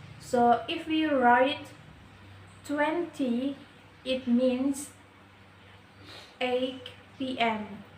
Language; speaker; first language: English; non-native, learner; Indonesian